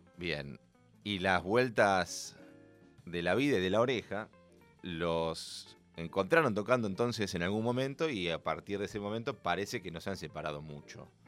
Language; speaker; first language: Spanish; native; Spanish